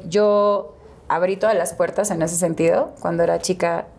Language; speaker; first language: Spanish; native; Spanish